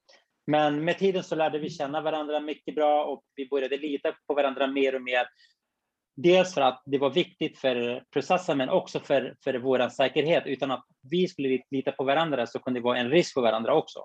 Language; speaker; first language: Swedish; non-native, fluent; Kurdish